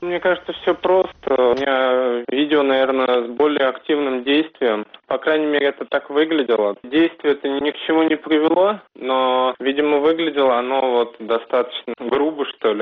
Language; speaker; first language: Russian; native; Russian